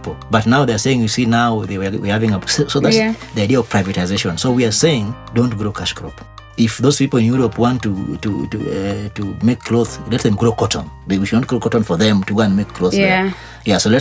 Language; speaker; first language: English; non-native, local second language; Luo (Kenya and Tanzania)